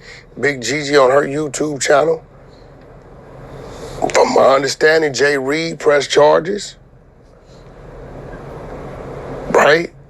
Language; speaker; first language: English; native; English